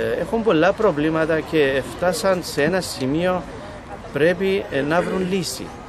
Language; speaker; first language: Greek; non-native, fluent; Kurdish